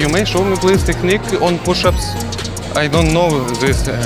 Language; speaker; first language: English; non-native, learner; Russian